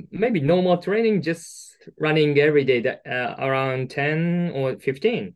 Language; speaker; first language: English; non-native, learner; Japanese